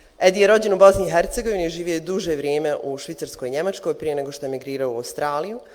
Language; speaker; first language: Bosnian; native; Bosnian